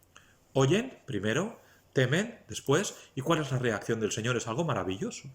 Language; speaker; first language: Spanish; native; Spanish